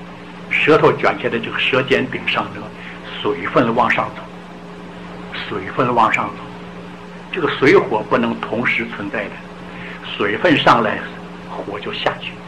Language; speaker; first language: Chinese; native; Chinese